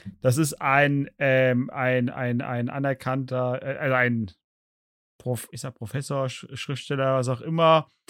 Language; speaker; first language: German; native; German